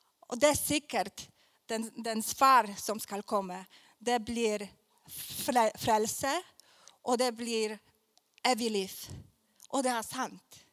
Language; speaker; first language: Swedish; non-native, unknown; Polish